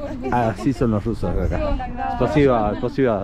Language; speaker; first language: Spanish; native; Spanish